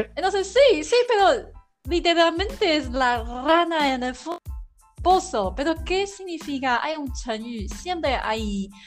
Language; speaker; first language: Spanish; non-native, learner; Chinese